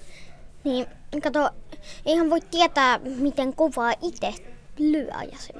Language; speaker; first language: Finnish; early bilingual, heritage; Finnish